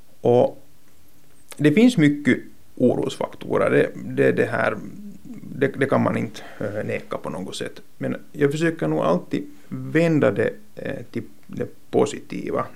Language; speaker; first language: Swedish; native; Swedish